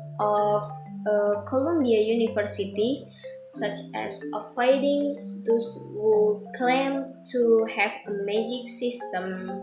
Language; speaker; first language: English; non-native, fluent; Indonesian